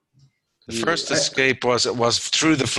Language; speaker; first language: English; native; English